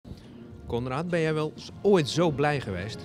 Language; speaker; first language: Dutch; native; Dutch